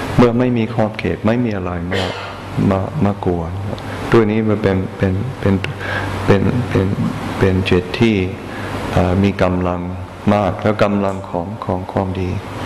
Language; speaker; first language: Thai; non-native, fluent; English